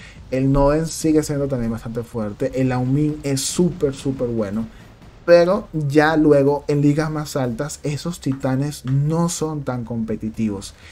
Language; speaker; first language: Spanish; native; Spanish